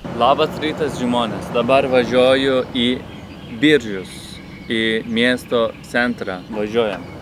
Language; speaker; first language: Lithuanian; non-native, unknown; Turkish